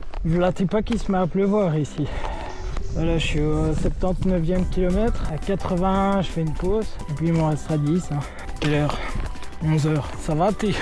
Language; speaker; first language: French; native; French